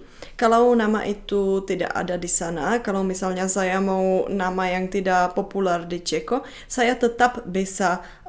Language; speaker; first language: Indonesian; non-native, fluent; Czech